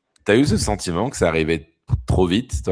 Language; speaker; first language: French; native; French